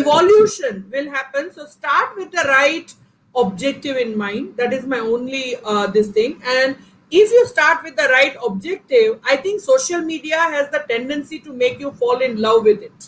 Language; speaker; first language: English; non-native, local second language; Gujarati